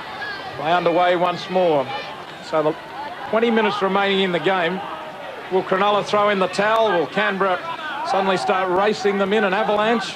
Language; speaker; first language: English; native; English